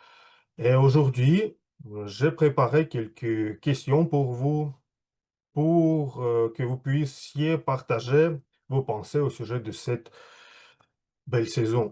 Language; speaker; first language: French; non-native, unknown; Russian